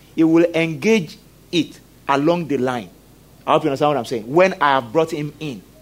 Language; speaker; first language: English; non-native, local second language; Yoruba